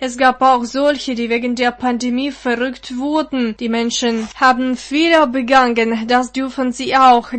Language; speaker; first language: German; non-native, fluent; Russian